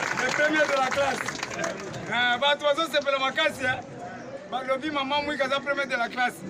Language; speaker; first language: Lingala; non-native, local second language; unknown